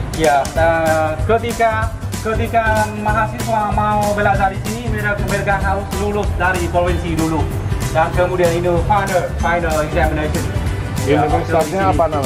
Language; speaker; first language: Indonesian; non-native, learner; Vietnamese